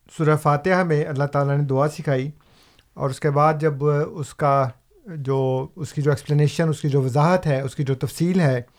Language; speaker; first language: Urdu; non-native, local second language; Punjabi